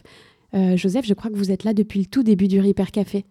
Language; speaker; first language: French; native; French